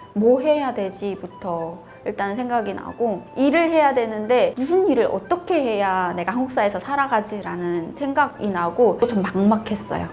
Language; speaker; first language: Korean; native; Korean